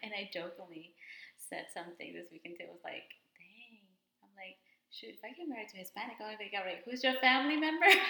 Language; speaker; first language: English; early bilingual, other home language; Spanish